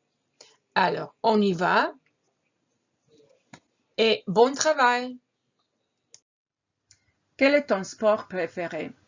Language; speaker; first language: French; non-native, fluent; Croatian